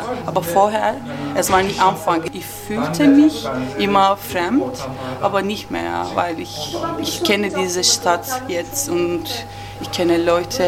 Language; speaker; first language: German; non-native, learner; Turkish